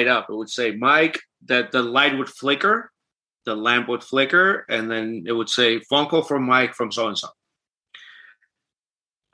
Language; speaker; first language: English; non-native, fluent; Armenian